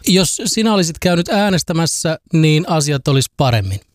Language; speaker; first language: Finnish; native; Finnish